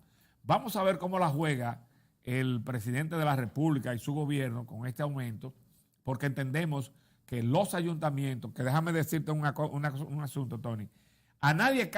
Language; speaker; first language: Spanish; native; Spanish